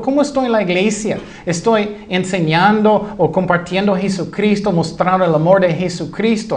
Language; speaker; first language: Spanish; non-native, fluent; English